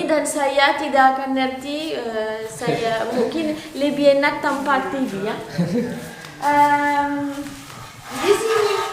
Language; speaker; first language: Indonesian; non-native, learner; French